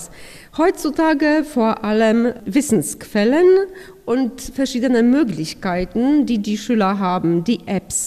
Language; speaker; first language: German; non-native, fluent; Polish